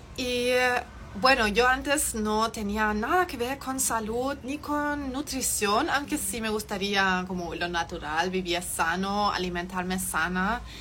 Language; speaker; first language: Spanish; non-native, fluent; German